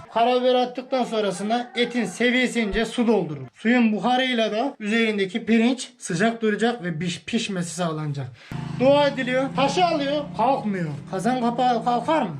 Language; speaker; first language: Turkish; native; Turkish